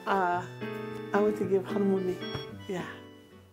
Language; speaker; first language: Korean; non-native, learner; English